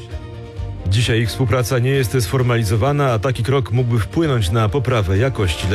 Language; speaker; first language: Polish; native; Polish